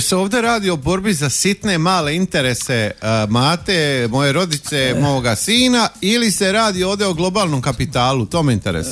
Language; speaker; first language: Croatian; native; Croatian